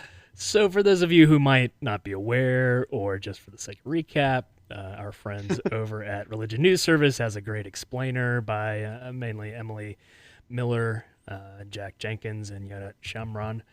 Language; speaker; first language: English; native; English